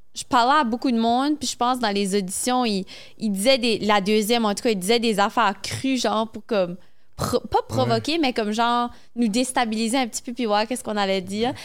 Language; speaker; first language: French; native; French